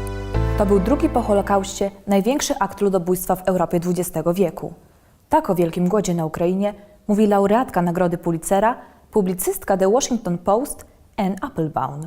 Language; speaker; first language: Polish; native; Polish